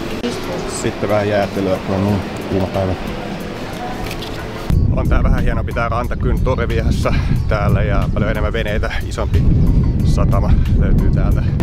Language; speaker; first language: Finnish; native; Finnish